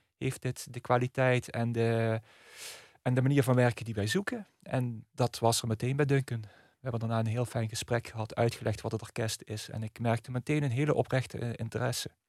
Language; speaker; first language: Dutch; native; Dutch